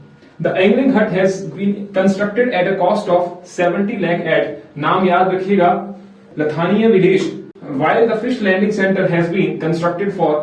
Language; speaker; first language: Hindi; native; Hindi